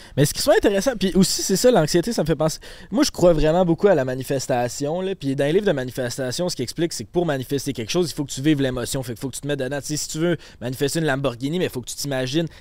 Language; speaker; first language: French; native; French